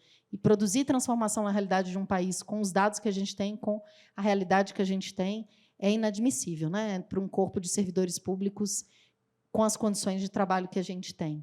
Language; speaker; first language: Portuguese; native; Portuguese